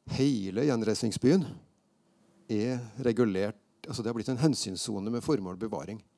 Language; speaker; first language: Norwegian; native; Norwegian